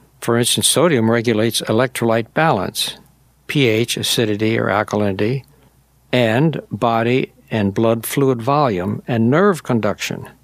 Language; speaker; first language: English; native; English